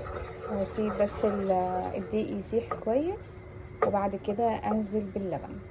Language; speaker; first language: Arabic; native; Arabic